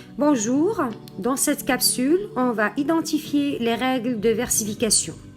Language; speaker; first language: French; non-native, local second language; Arabic